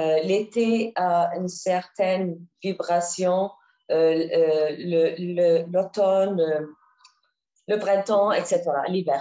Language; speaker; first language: French; non-native, learner; Arabic